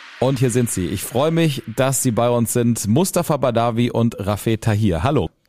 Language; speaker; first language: German; native; German